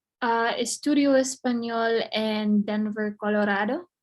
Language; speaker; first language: Spanish; non-native, learner; English